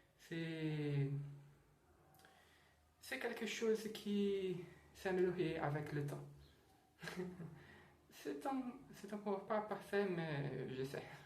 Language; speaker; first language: French; non-native, learner; Portuguese